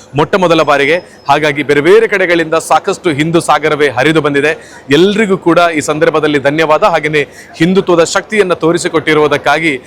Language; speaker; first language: Kannada; native; Kannada